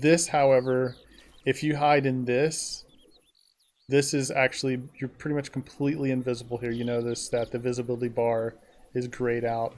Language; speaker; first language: English; native; English